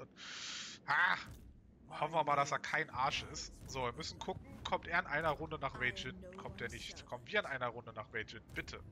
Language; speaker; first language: German; native; German